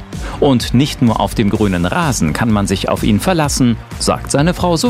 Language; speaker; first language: German; native; German